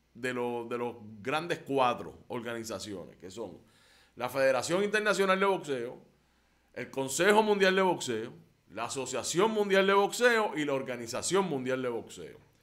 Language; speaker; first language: Spanish; native; Spanish